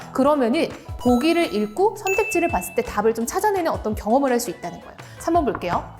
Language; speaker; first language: Korean; native; Korean